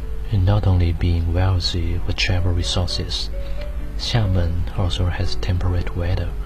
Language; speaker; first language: English; non-native, fluent; Chinese